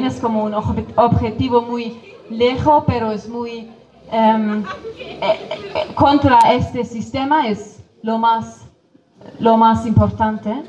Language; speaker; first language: Spanish; non-native, fluent; Kurdish